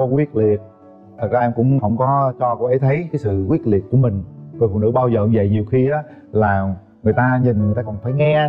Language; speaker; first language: Vietnamese; native; Vietnamese